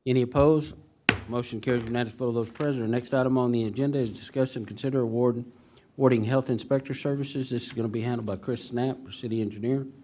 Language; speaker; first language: English; native; English